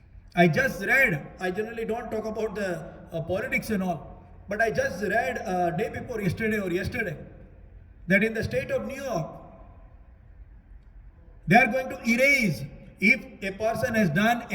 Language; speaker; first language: English; non-native, local second language; Hindi